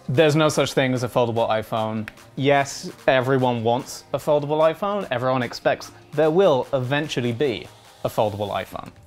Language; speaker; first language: English; native; English